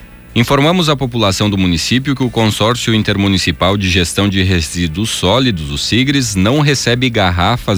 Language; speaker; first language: Portuguese; native; Portuguese